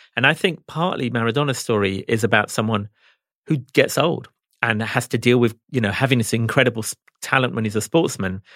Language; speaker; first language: English; native; English